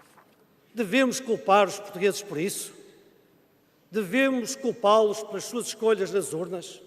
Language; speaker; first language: Portuguese; native; Portuguese